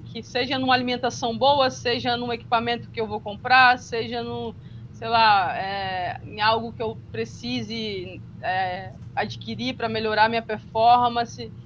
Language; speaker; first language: Portuguese; native; Portuguese